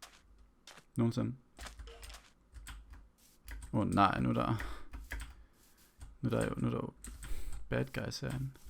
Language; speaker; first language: Danish; native; Danish